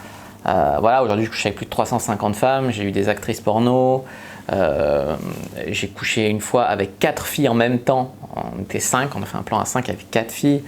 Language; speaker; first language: French; native; French